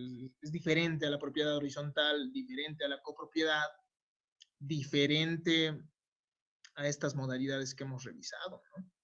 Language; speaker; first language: Spanish; native; Spanish